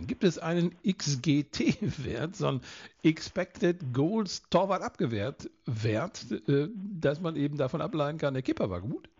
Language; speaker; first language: German; native; German